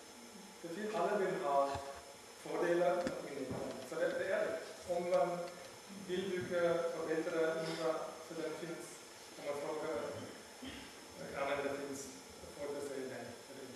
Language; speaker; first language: Swedish; non-native, learner; German